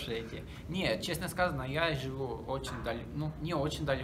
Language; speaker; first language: Russian; non-native, learner; English